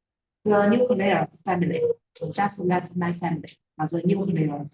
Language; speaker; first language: English; non-native, learner; Chinese